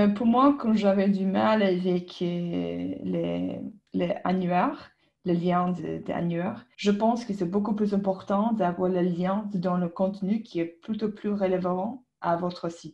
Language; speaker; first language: French; non-native, fluent; English